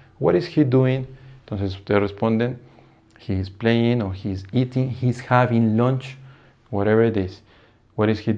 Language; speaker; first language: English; non-native, fluent; Spanish